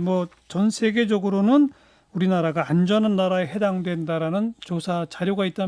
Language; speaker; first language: Korean; native; Korean